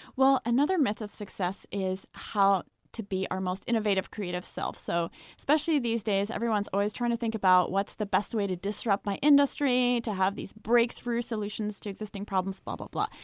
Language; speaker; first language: English; non-native, fluent; French